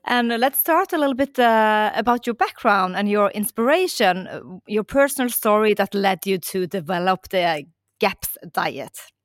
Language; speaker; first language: English; non-native, fluent; Norwegian